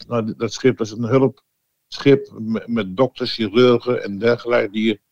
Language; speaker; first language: Dutch; native; Dutch